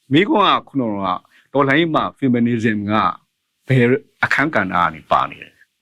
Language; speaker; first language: Burmese; native; Burmese